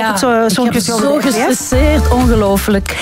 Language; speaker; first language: Dutch; non-native, local second language; French